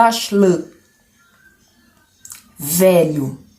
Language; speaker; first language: Turkish; non-native, learner; Portuguese